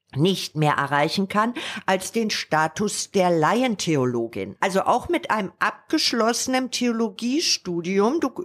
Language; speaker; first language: German; native; German